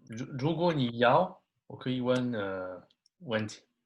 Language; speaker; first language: Chinese; non-native, learner; French